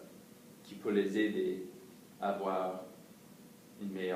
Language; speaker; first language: French; non-native, fluent; English